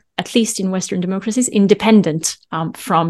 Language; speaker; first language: English; non-native, fluent; French